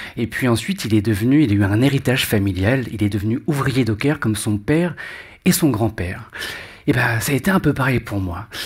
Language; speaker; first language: French; native; French